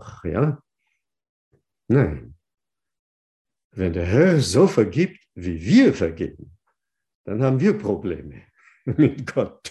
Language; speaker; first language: German; non-native, fluent; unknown